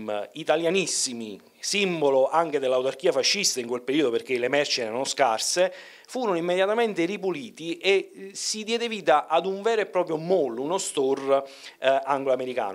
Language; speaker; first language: Italian; native; Italian